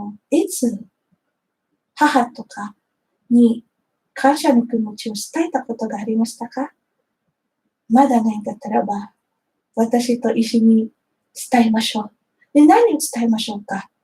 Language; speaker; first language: Japanese; non-native, fluent; Filipino